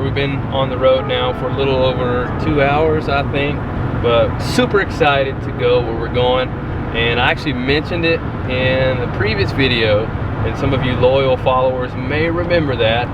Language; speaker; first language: English; native; English